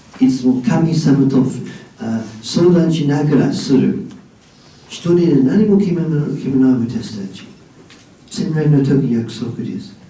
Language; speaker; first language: Japanese; non-native, fluent; English